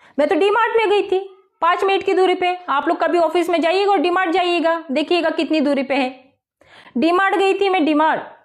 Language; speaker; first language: Hindi; non-native, local second language; Marathi